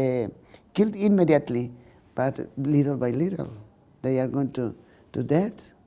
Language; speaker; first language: English; non-native, learner; Spanish